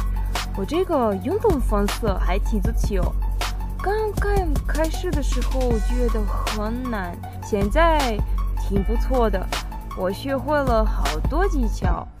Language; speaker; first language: Chinese; non-native, learner; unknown